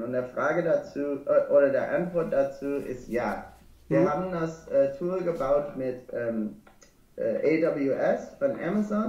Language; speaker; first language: German; non-native, learner; English